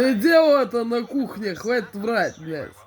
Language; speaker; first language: Russian; native; Russian